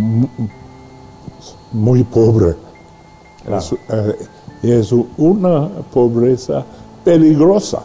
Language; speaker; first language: Spanish; non-native, fluent; English